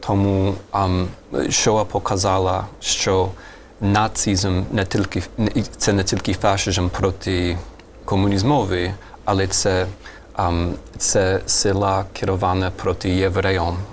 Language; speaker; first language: Ukrainian; non-native, fluent; German